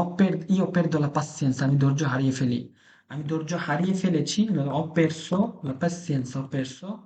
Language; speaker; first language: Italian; non-native, fluent; Bangla